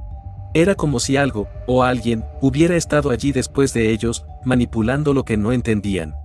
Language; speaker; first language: Spanish; native; Spanish